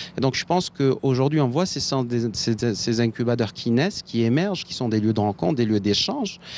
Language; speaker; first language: French; non-native, local second language; Arabic